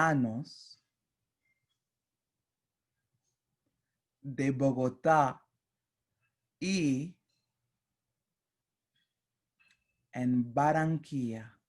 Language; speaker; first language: Spanish; non-native, fluent; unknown